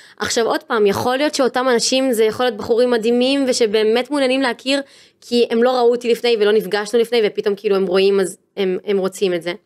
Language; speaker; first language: Hebrew; native; Hebrew